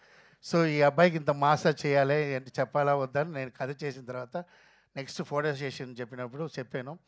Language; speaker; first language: Telugu; non-native, local second language; Tamil